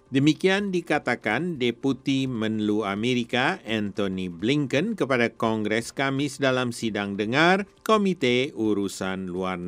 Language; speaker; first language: Indonesian; native; Indonesian